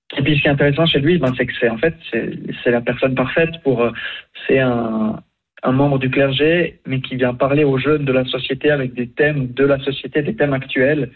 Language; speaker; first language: French; native; French